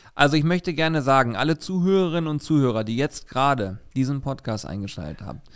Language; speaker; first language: German; native; German